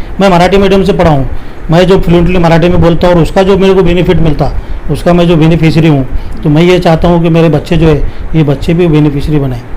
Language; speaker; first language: Hindi; non-native, local second language; Urdu